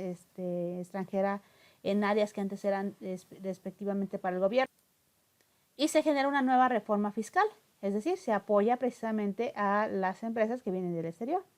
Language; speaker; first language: Spanish; native; Spanish